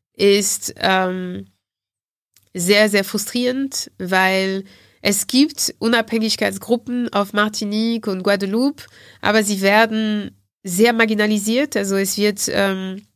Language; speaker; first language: German; non-native, fluent; French